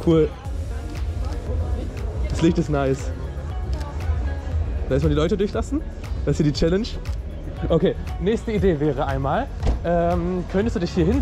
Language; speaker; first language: German; native; German